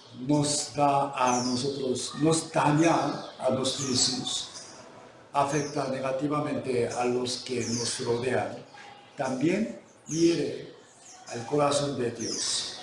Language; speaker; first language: Spanish; non-native, fluent; Korean